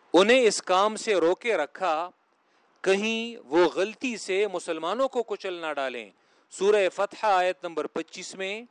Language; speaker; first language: Urdu; non-native, local second language; Pashto